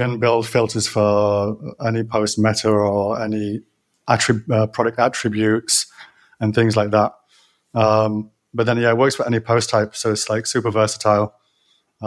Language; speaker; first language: English; native; English